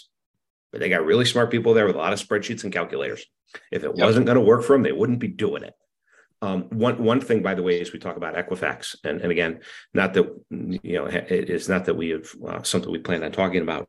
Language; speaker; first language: English; native; English